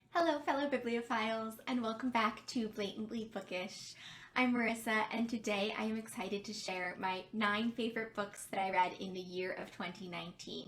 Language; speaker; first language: English; native; English